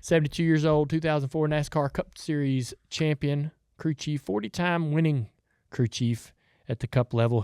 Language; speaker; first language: English; native; English